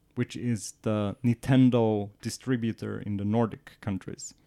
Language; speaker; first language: English; non-native, fluent; Swedish